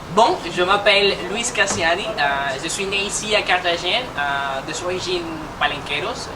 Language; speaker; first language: French; non-native, fluent; Spanish